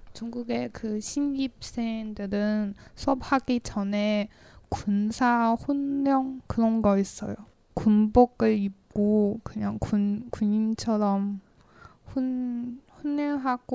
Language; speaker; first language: Korean; non-native, learner; Chinese